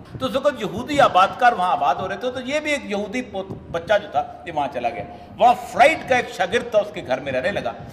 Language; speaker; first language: Urdu; non-native, local second language; Punjabi